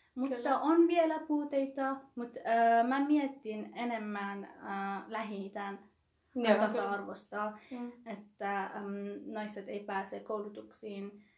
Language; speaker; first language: Finnish; non-native, learner; Persian